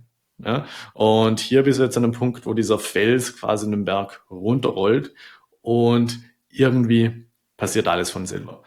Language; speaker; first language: German; native; German